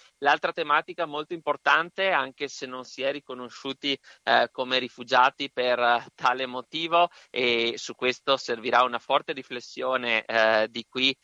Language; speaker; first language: Italian; non-native, fluent; Spanish